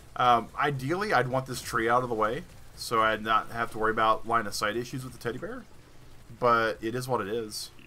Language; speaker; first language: English; native; English